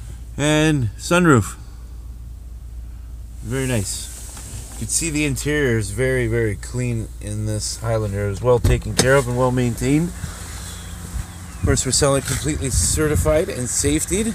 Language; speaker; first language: English; native; English